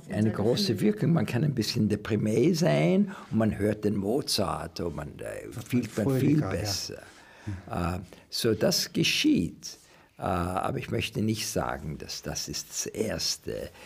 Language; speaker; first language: German; non-native, learner; English